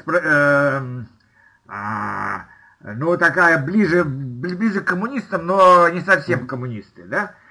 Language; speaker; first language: Russian; native; Russian